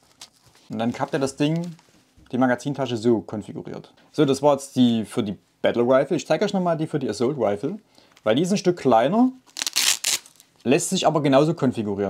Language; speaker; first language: German; native; German